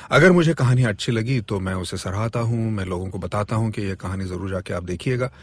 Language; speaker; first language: Hindi; non-native, local second language; Marathi